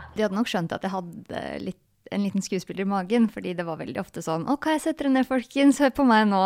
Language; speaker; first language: Norwegian; native; Norwegian